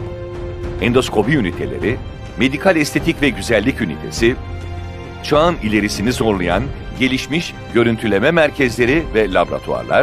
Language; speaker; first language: Turkish; native; Turkish